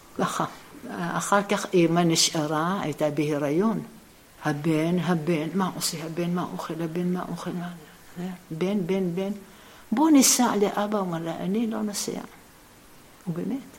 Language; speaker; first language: Hebrew; early bilingual, other home language; Arabic